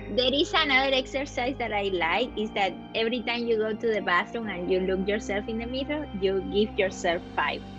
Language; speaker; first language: English; non-native, learner; Spanish